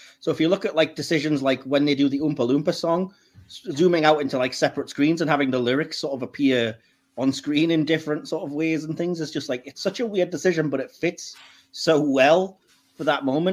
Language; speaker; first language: English; native; English